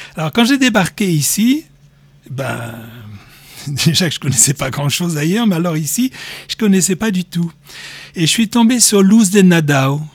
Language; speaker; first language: French; native; French